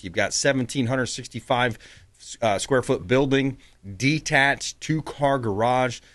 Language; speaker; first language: English; native; English